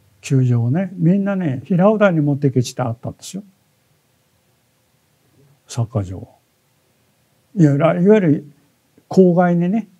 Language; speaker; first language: Japanese; native; Japanese